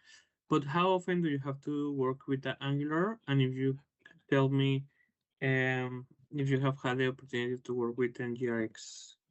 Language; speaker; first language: English; non-native, fluent; Spanish